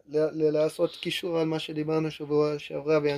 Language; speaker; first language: Hebrew; non-native, learner; English